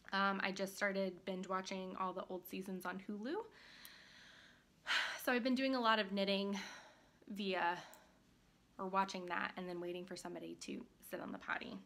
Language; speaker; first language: English; native; English